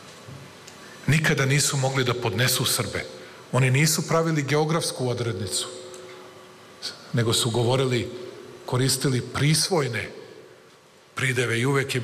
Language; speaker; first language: Serbian; native; Serbian